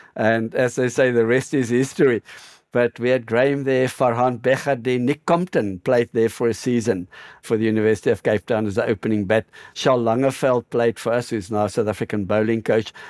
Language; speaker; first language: English; native; English